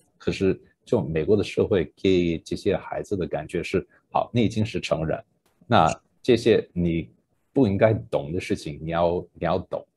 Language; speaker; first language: Chinese; non-native, fluent; English